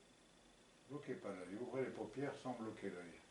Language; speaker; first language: French; native; French